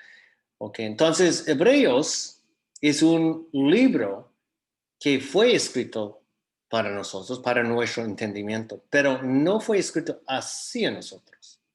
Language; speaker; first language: Spanish; non-native, fluent; English